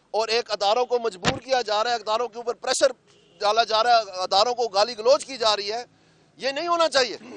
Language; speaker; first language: Urdu; non-native, local second language; Punjabi